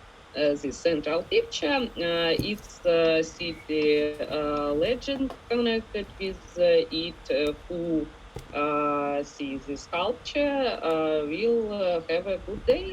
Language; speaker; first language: English; non-native, learner; Ukrainian